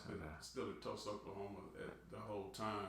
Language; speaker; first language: English; native; English